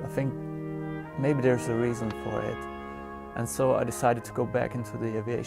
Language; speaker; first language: English; non-native, fluent; German